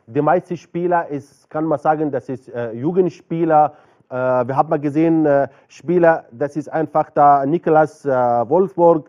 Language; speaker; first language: German; non-native, learner; Arabic